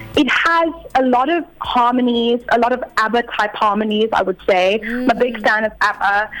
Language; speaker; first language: English; native; English